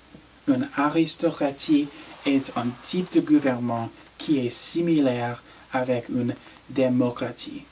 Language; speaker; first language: French; non-native, learner; English